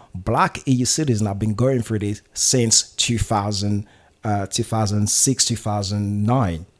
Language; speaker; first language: English; non-native, fluent; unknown